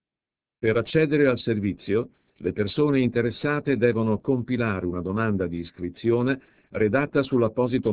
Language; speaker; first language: Italian; native; Italian